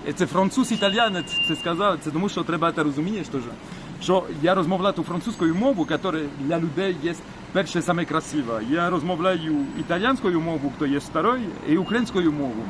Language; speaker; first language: Ukrainian; non-native, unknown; French